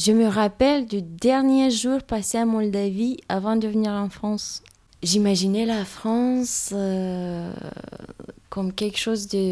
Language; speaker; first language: French; non-native, fluent; Romanian